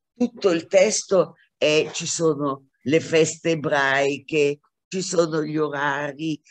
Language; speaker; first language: Italian; non-native, fluent; Hebrew